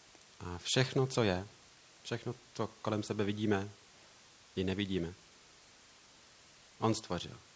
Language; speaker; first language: Czech; non-native, learner; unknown